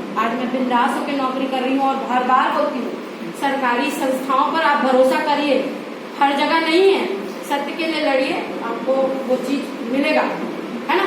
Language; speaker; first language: Hindi; non-native, local second language; Chhattisgarhi